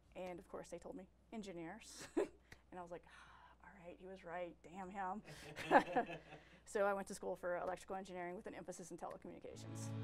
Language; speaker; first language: English; native; English